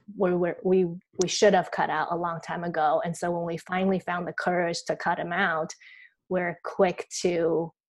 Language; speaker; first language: English; early bilingual, other home language; Chinese